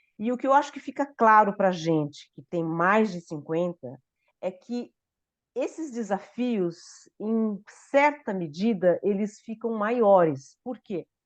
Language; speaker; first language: Portuguese; native; Portuguese